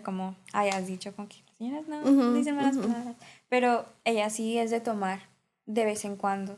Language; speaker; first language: Spanish; early bilingual, heritage; Spanish